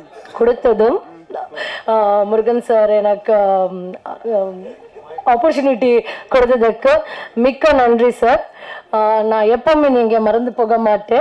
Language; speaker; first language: Tamil; non-native, learner; Kannada